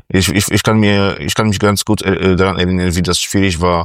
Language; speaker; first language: German; non-native, fluent; Polish